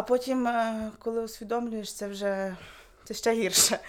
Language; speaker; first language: Polish; non-native, learner; Ukrainian